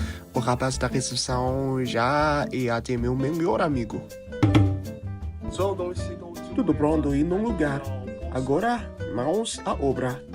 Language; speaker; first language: Portuguese; non-native, learner; Chinese